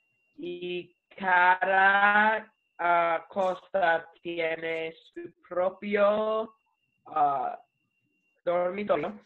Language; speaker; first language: Spanish; non-native, learner; English